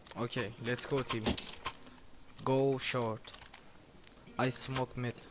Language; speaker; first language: English; non-native, learner; Turkish